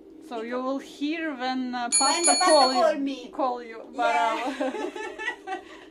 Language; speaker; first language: English; non-native, learner; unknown